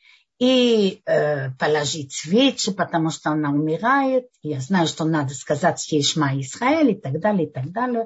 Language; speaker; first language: Russian; early bilingual, heritage; Russian